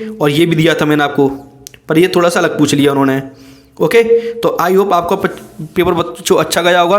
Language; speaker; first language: Hindi; native; Hindi